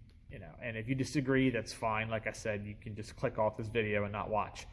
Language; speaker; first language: English; native; English